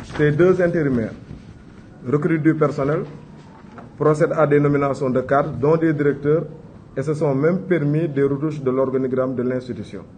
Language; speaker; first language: French; non-native, local second language; Wolof